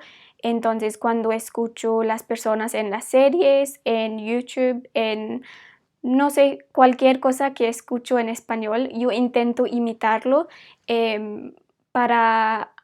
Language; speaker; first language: Spanish; non-native, fluent; English